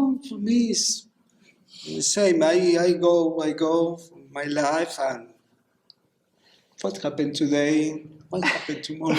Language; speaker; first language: English; non-native, learner; Spanish